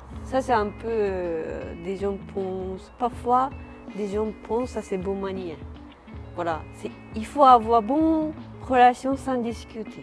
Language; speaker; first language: French; non-native, learner; Japanese